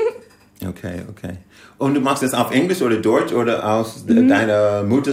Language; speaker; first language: German; non-native, learner; English